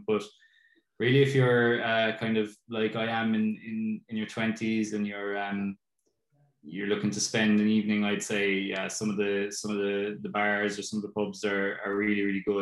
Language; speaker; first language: English; native; English